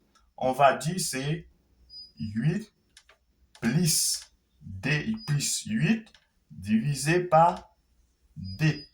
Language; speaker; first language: French; non-native, local second language; Haitian Creole